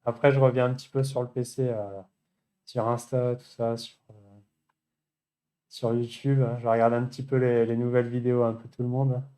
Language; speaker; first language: French; native; French